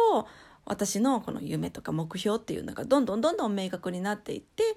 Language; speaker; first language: Japanese; native; Japanese